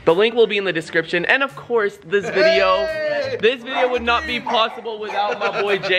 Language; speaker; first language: English; native; English